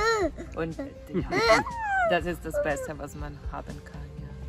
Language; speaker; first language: German; non-native, fluent; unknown